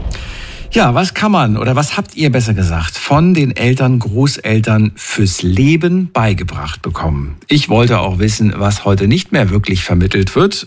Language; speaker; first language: German; native; German